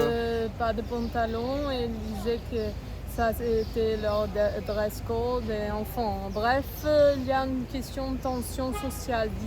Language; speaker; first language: French; non-native, fluent; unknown